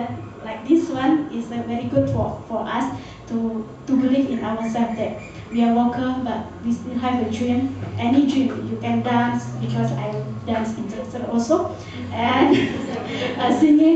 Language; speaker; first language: English; non-native, learner; Indonesian